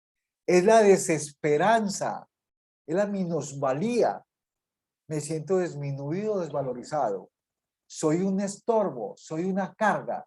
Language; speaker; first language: Spanish; native; Spanish